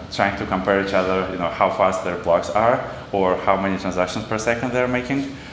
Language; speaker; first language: English; non-native, fluent; Russian